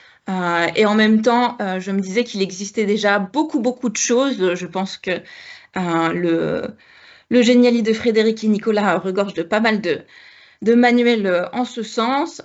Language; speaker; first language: French; native; French